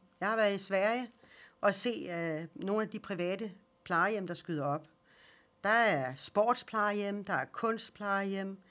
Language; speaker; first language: Danish; early bilingual, other home language; Swedish